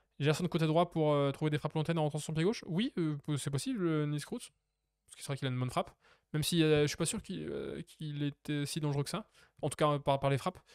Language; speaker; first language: French; native; French